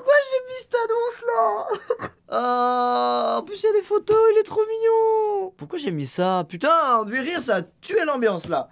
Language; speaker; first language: French; native; French